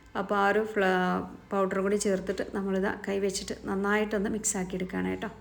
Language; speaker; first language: Malayalam; native; Malayalam